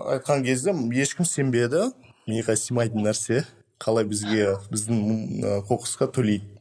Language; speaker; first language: Kazakh; non-native, local second language; Russian